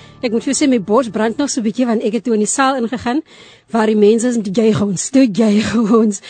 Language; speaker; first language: Afrikaans; early bilingual, heritage; Afrikaans